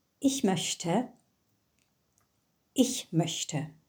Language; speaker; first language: German; non-native, fluent; English